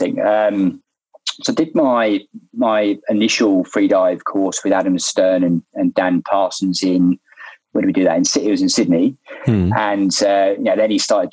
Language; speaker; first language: English; native; English